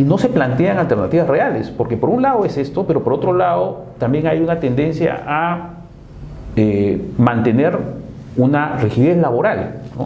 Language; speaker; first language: Spanish; native; Spanish